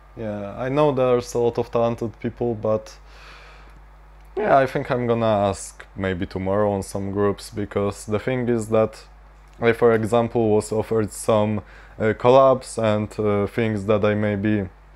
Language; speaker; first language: English; non-native, fluent; Polish